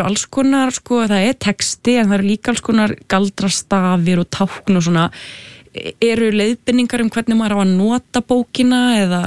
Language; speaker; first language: Icelandic; native; Icelandic